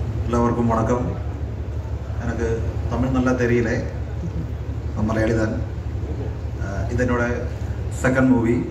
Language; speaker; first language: Tamil; non-native, learner; Malayalam